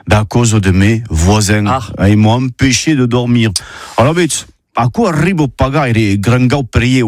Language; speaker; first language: French; native; French